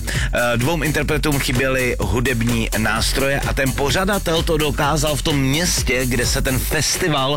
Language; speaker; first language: Czech; native; Czech